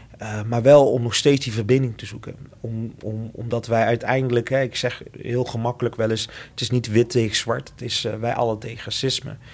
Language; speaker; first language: Dutch; early bilingual, other home language; Lingala